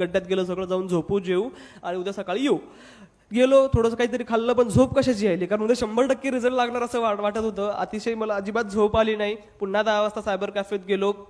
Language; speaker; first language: Marathi; non-native, local second language; Hindi